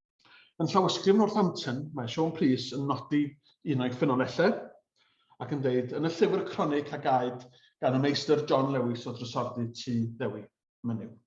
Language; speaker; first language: Welsh; native; Welsh